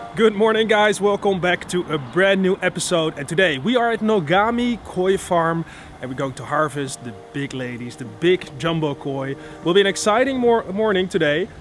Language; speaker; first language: English; non-native, fluent; Dutch